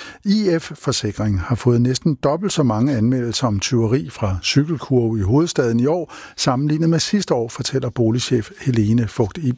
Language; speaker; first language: Danish; native; Danish